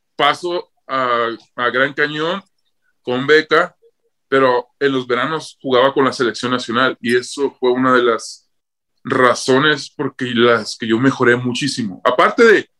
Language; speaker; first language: Spanish; native; Spanish